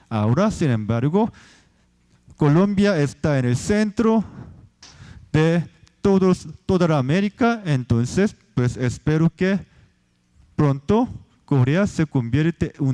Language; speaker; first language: Spanish; non-native, fluent; Korean